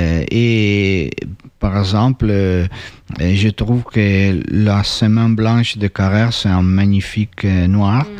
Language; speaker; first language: French; non-native, fluent; Italian